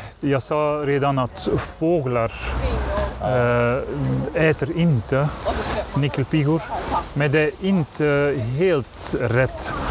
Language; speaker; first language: Swedish; non-native, learner; Dutch